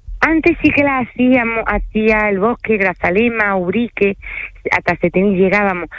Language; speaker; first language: Spanish; early bilingual, other home language; French